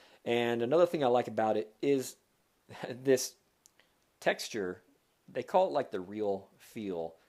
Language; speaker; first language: English; native; English